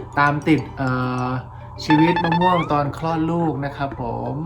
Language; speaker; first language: Thai; native; Thai